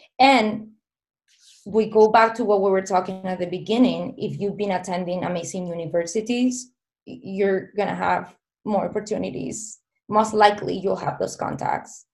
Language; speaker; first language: English; non-native, fluent; Spanish